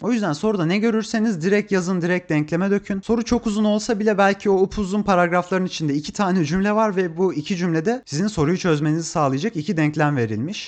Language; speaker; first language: Turkish; native; Turkish